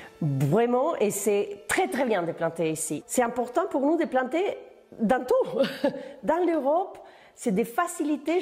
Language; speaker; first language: French; non-native, fluent; Spanish